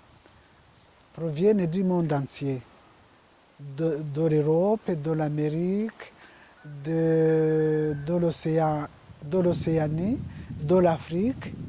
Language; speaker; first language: French; non-native, local second language; Kinyarwanda